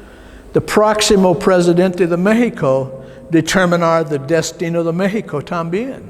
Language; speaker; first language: Spanish; non-native, learner; English